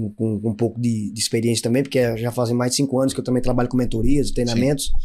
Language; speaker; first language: Portuguese; native; Portuguese